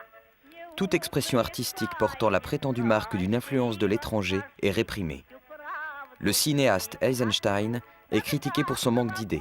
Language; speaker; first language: French; native; French